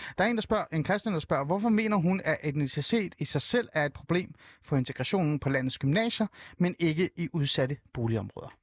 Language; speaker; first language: Danish; early bilingual, other home language; Persian